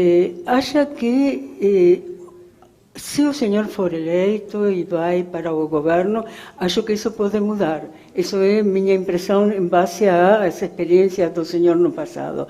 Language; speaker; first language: Portuguese; non-native, fluent; Spanish